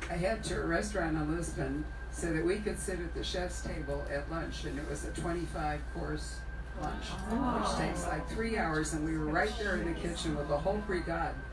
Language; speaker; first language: English; native; English